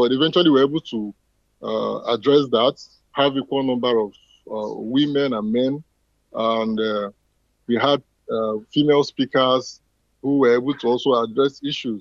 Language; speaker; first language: English; non-native, local second language; Igbo